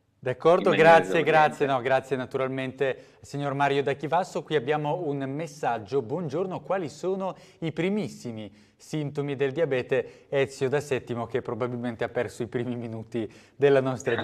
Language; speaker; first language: Italian; native; Italian